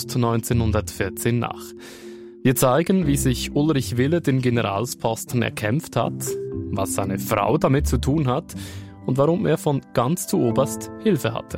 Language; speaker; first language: German; native; German